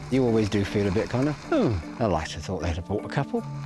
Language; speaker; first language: English; native; English